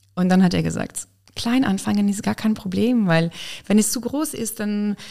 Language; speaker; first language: German; non-native, fluent; French